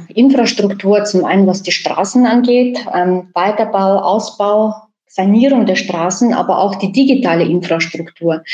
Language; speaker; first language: German; early bilingual, other home language; Russian